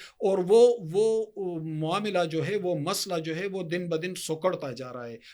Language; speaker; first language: Urdu; native; Urdu